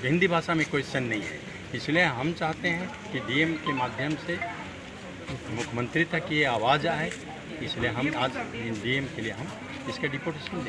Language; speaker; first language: Hindi; non-native, local second language; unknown